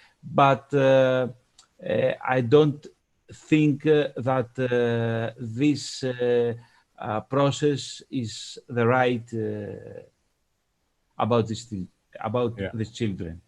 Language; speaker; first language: English; non-native, fluent; Greek